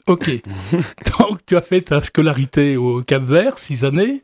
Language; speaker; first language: French; native; French